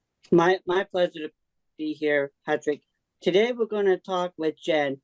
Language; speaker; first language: English; native; English